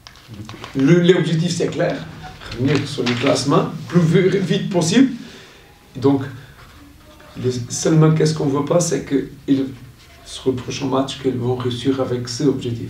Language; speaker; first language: French; non-native, learner; Portuguese